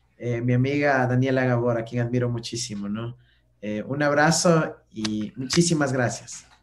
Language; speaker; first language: Spanish; native; Spanish